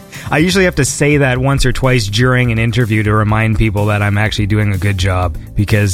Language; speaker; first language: English; native; English